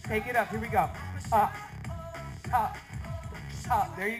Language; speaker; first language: English; native; English